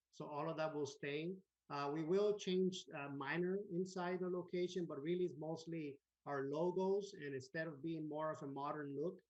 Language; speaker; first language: English; non-native, fluent; Spanish